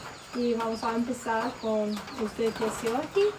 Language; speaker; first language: Spanish; non-native, learner; English